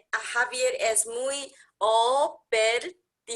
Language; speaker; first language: Spanish; non-native, learner; English